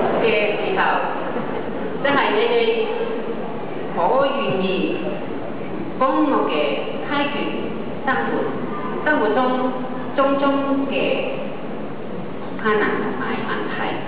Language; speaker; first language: Chinese; non-native, fluent; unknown